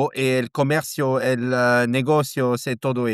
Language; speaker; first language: Spanish; non-native, learner; German